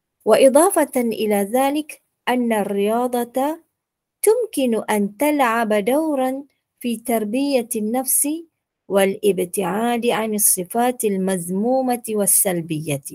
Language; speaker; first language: Arabic; non-native, fluent; Malay